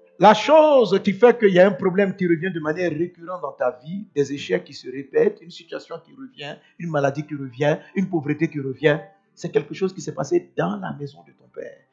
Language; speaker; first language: French; non-native, local second language; Dyula